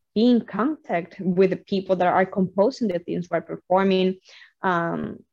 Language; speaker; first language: English; non-native, fluent; Spanish